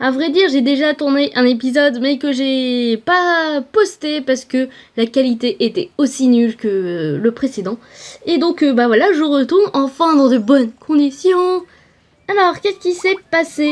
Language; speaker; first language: French; native; French